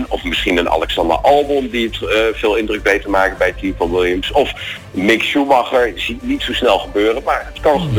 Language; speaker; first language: Dutch; native; Dutch